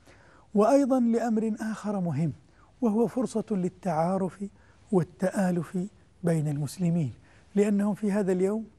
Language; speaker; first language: Arabic; native; Arabic